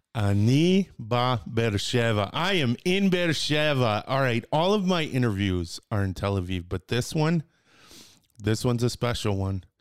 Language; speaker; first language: English; native; English